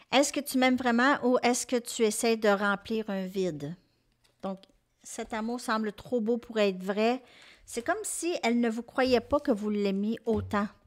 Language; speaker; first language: French; native; French